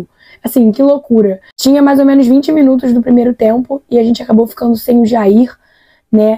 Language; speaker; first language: Portuguese; native; Portuguese